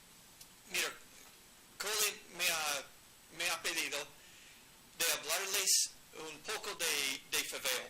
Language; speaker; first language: Spanish; non-native, learner; English